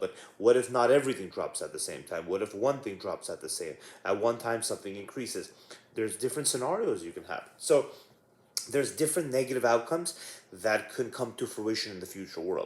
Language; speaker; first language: English; native; English